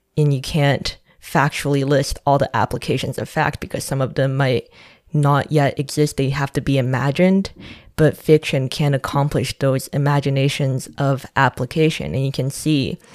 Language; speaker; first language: English; non-native, fluent; Chinese